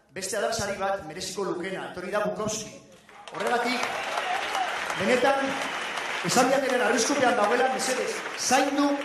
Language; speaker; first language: Basque; native; Basque